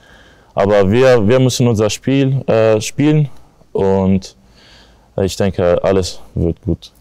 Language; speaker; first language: German; non-native, learner; English